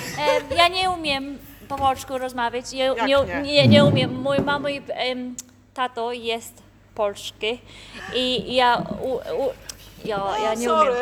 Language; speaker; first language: Polish; early bilingual, heritage; English